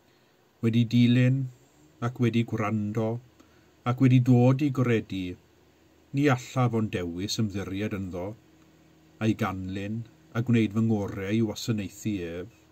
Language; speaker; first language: Welsh; native; Welsh